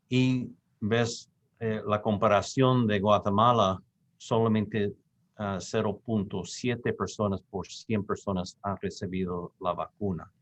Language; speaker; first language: Spanish; non-native, fluent; English